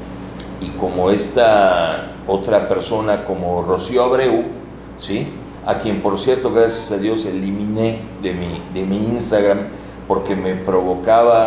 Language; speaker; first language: Spanish; native; Spanish